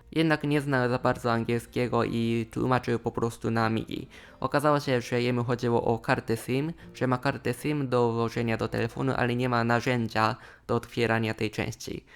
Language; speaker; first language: Polish; non-native, fluent; Japanese